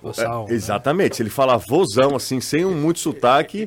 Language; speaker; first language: Portuguese; native; Portuguese